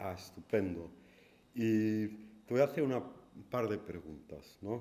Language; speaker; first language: Spanish; native; Spanish